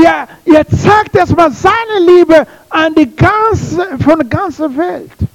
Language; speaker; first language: German; non-native, learner; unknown